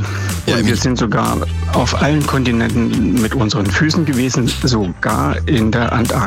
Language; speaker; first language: German; native; German